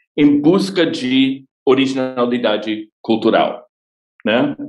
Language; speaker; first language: Portuguese; non-native, fluent; English